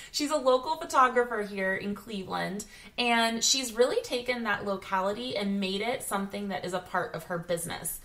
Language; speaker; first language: English; native; English